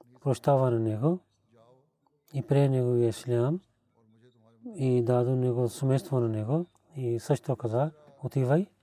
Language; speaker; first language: Bulgarian; non-native, learner; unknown